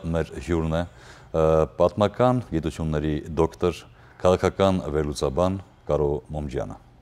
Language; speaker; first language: Armenian; native; Armenian